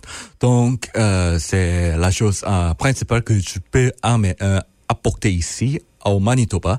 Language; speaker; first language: French; non-native, fluent; Korean